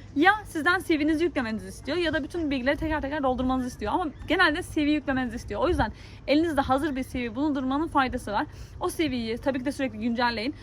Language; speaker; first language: Turkish; native; Turkish